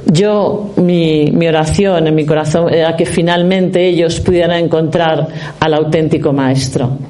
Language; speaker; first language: Spanish; native; Spanish